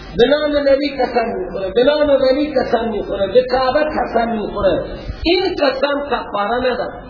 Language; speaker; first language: Persian; non-native, local second language; Baluchi